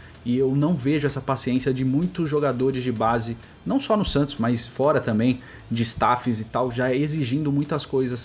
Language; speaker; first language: Portuguese; native; Portuguese